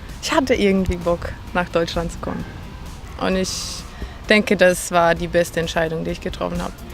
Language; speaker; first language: German; non-native, fluent; Macedonian